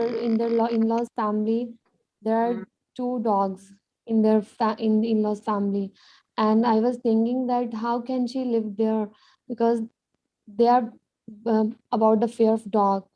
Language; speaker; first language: English; non-native, learner; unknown